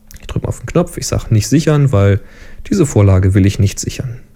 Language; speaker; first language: German; native; German